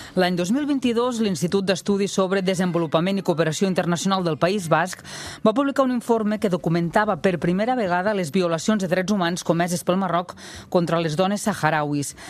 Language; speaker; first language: Catalan; native; Catalan